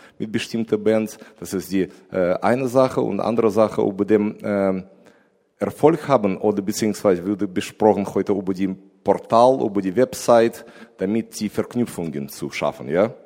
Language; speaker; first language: German; non-native, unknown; Russian